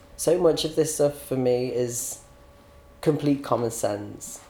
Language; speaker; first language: English; native; English